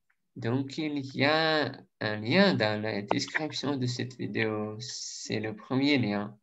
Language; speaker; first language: French; non-native, learner; Russian